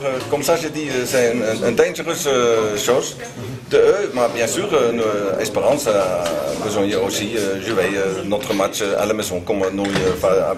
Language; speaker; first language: French; non-native, learner; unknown